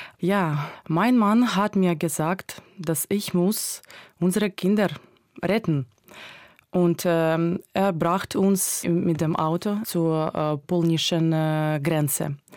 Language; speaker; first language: German; non-native, fluent; Ukrainian